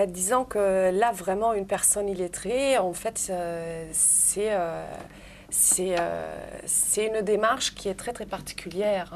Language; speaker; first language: French; non-native, fluent; German